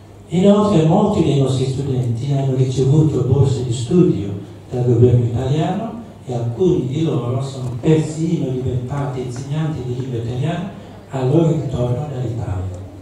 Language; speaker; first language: Italian; non-native, fluent; Indonesian